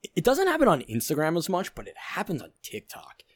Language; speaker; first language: English; native; English